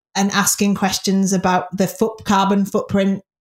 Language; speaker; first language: English; native; English